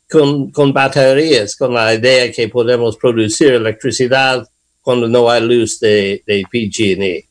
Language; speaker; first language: Spanish; non-native, learner; English